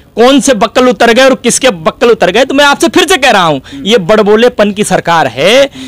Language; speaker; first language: Hindi; native; Hindi